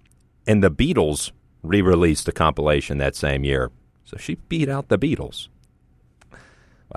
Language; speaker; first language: English; native; English